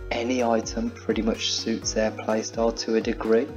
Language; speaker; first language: English; native; English